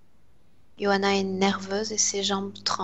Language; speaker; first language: French; native; French